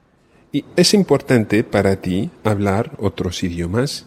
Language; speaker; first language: Spanish; non-native, fluent; English